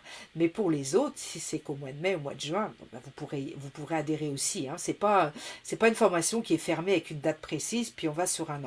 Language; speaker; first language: French; native; French